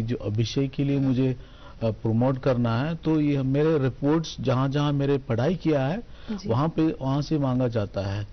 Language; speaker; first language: Hindi; non-native, local second language; Tamil